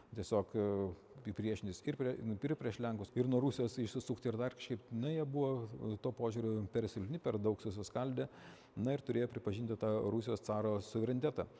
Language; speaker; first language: Lithuanian; native; Lithuanian